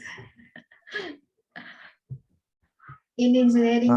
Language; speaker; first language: English; non-native, learner; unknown